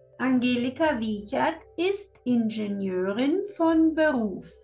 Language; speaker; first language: German; non-native, fluent; Spanish